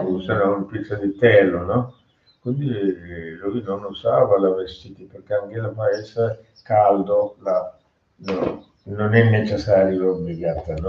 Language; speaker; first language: Italian; non-native, fluent; Tamil